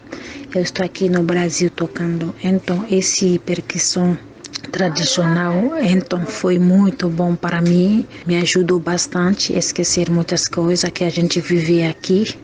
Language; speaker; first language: Portuguese; non-native, learner; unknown